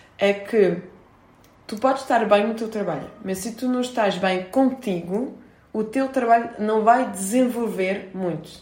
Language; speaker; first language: Portuguese; non-native, fluent; French